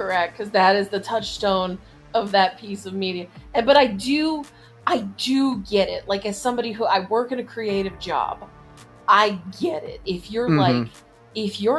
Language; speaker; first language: English; native; English